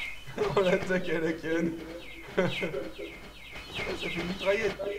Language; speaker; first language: French; native; French